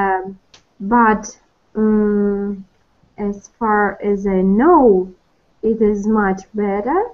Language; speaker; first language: English; non-native, learner; Russian